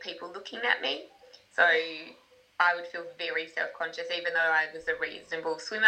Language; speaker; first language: English; native; English